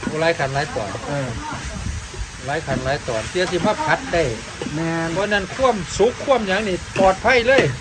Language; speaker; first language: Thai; non-native, local second language; Northeastern Thai